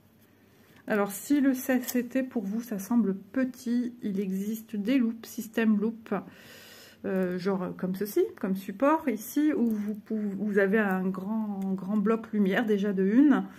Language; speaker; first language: French; native; French